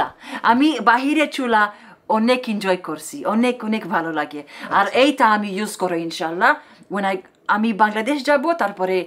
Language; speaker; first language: Bangla; non-native, learner; Romanian